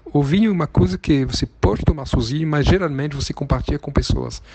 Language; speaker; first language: Portuguese; non-native, fluent; French